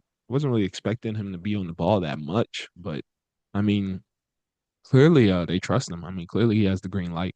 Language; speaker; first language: English; native; English